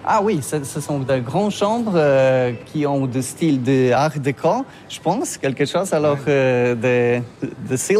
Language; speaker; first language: French; non-native, learner; Polish